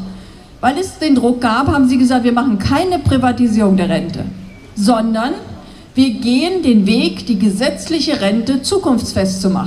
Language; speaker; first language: German; native; German